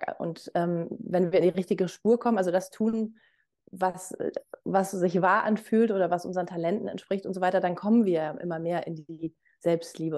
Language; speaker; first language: German; native; German